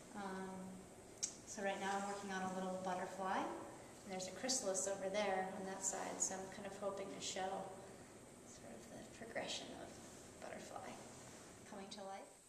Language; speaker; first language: English; native; English